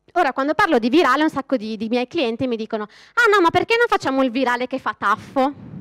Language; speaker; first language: Italian; native; Italian